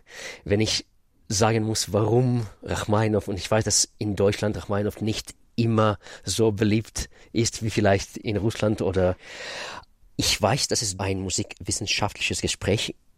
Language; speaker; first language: German; non-native, fluent; Russian